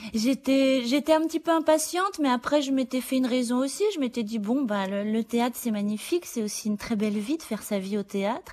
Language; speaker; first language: French; native; French